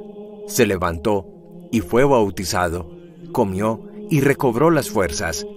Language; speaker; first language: Spanish; native; Spanish